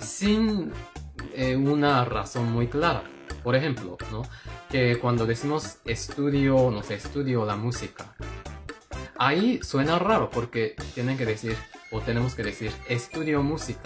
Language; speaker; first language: Spanish; non-native, fluent; Japanese